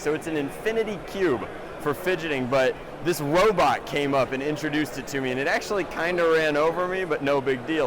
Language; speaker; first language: English; native; English